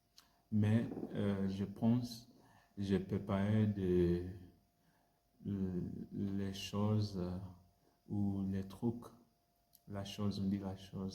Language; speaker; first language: French; non-native, learner; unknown